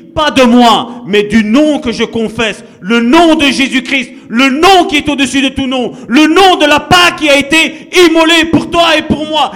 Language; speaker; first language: French; non-native, fluent; Italian